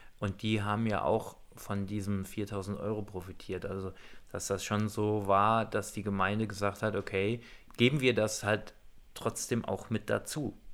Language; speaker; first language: German; native; German